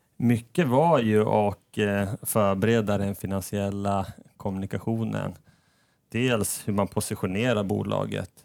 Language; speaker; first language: Swedish; native; Swedish